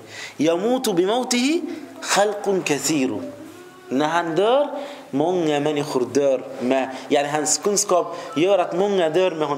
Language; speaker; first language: Swedish; non-native, fluent; Arabic